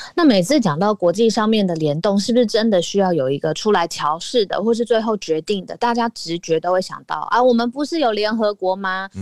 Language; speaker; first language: Chinese; native; Chinese